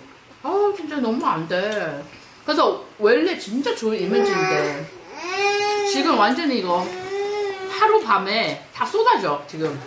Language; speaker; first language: Korean; non-native, fluent; Chinese